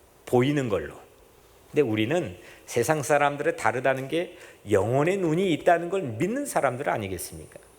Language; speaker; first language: Korean; native; Korean